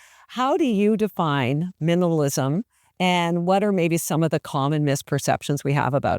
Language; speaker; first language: English; native; English